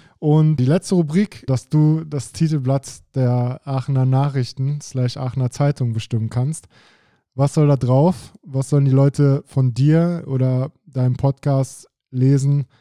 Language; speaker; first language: German; native; German